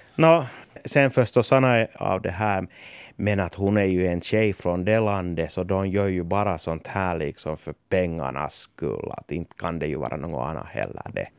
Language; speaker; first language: Swedish; native; Swedish